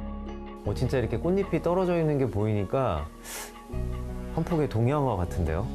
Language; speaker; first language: Korean; native; Korean